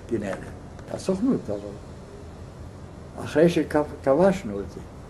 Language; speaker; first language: Hebrew; non-native, fluent; Yiddish